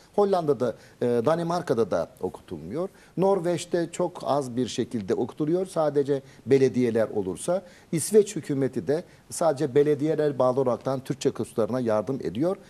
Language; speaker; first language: Turkish; native; Turkish